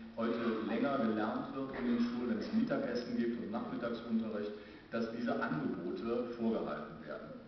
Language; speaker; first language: German; native; German